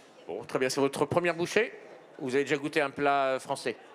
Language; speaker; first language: French; native; French